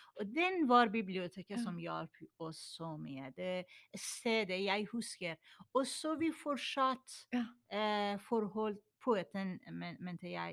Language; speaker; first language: Norwegian; non-native, learner; Persian